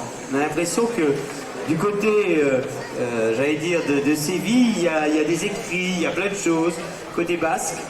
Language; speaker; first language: French; native; French